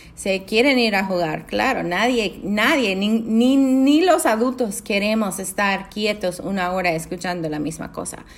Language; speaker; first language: Spanish; non-native, fluent; English